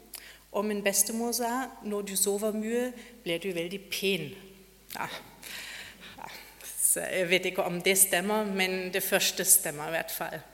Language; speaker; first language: Norwegian; non-native, fluent; German